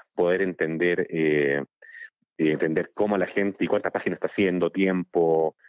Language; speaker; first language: Spanish; native; Spanish